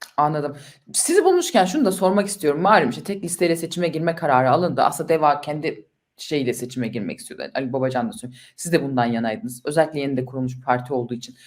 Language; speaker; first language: Turkish; native; Turkish